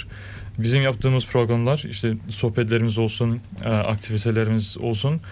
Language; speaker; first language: Turkish; early bilingual, heritage; Turkish